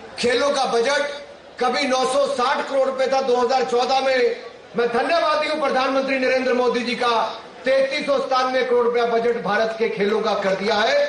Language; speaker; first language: Hindi; native; Hindi